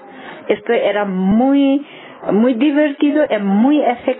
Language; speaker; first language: Spanish; non-native, learner; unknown